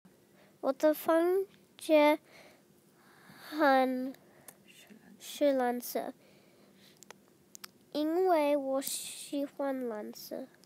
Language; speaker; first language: Chinese; non-native, learner; English